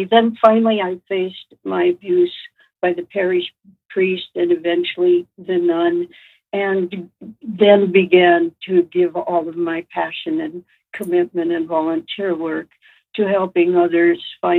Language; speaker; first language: English; native; English